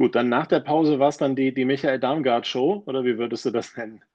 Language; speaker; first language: German; native; German